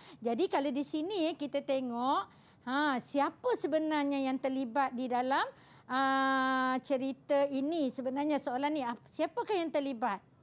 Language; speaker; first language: Malay; native; Malay